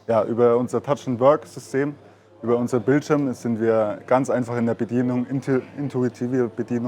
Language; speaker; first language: German; native; German